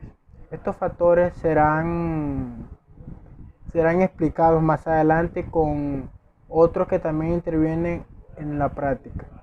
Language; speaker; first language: Spanish; native; Spanish